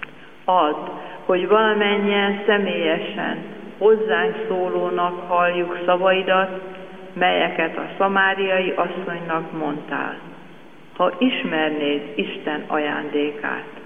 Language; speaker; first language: Hungarian; native; Hungarian